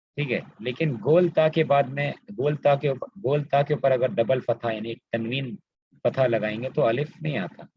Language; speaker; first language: Urdu; native; Urdu